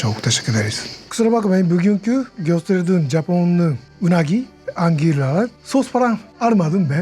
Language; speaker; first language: Turkish; non-native, learner; Japanese